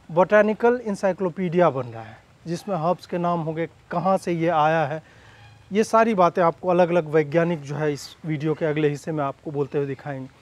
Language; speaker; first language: Hindi; native; Hindi